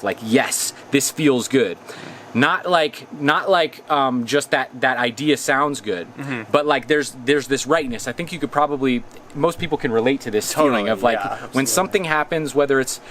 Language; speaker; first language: English; native; English